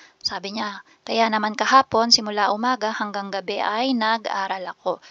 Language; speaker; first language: Filipino; native; Filipino